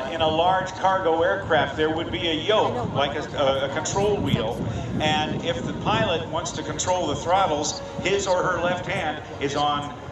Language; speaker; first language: English; native; English